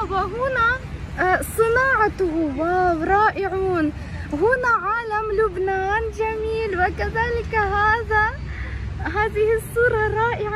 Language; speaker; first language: Arabic; non-native, fluent; Ukrainian